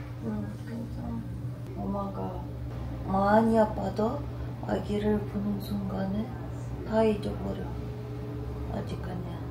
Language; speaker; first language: Korean; non-native, learner; Ukrainian